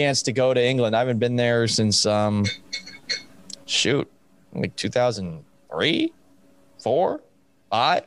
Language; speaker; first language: English; native; English